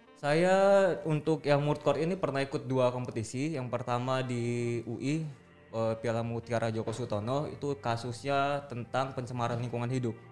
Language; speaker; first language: Indonesian; native; Indonesian